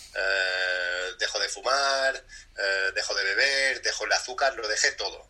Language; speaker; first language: Spanish; early bilingual, other home language; English